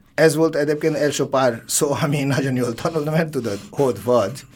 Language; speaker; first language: Hungarian; non-native, learner; Bangla